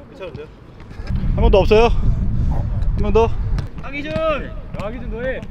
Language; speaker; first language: Korean; native; Korean